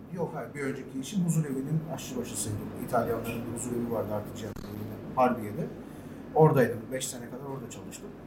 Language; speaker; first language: Turkish; non-native, local second language; Armenian